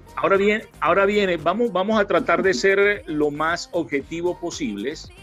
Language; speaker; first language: Spanish; native; Spanish